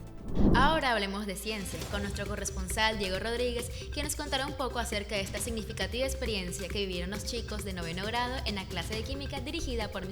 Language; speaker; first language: Spanish; native; Spanish